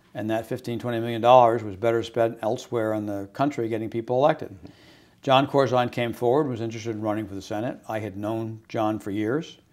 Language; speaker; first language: English; native; English